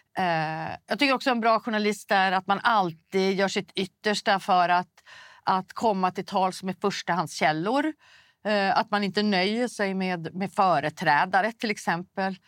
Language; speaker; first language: Swedish; native; Swedish